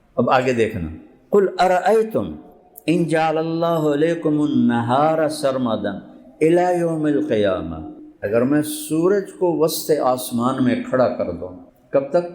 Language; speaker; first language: Urdu; non-native, local second language; Punjabi